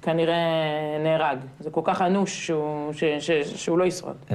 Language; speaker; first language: Hebrew; native; Hebrew